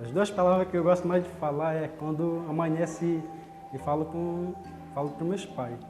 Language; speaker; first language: Portuguese; non-native, local second language; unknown